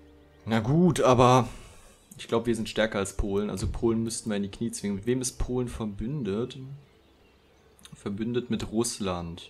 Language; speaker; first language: German; native; German